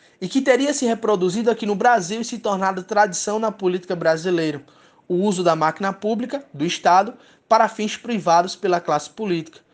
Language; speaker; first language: Portuguese; native; Portuguese